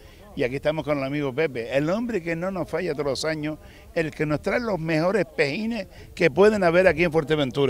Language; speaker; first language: Spanish; native; Spanish